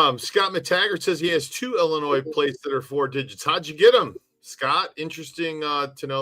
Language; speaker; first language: English; native; English